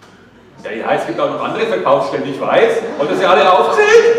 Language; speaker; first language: German; native; German